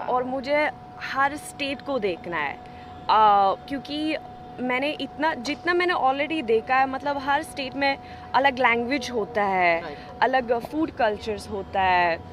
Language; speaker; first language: Hindi; non-native, learner; Swedish